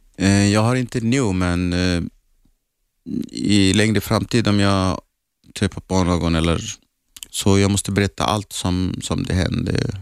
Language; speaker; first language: Swedish; non-native, learner; Arabic